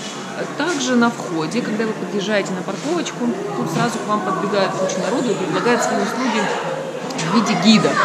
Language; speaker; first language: Russian; native; Russian